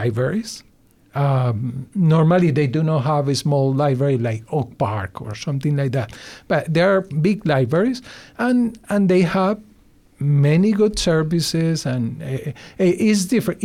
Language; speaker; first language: English; non-native, learner; Spanish